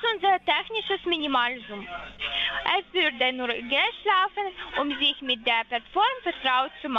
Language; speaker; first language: German; non-native, learner; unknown